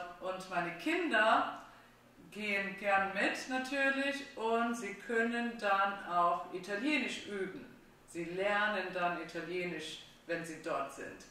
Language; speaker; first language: German; non-native, fluent; Italian